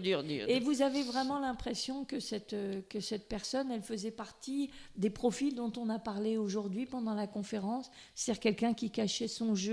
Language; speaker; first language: French; native; French